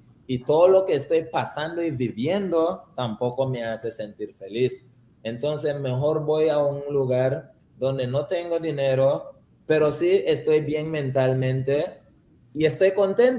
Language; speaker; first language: Spanish; early bilingual, heritage; Spanish